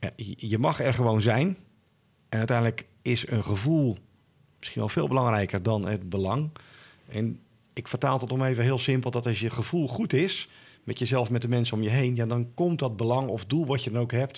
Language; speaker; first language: Dutch; native; Dutch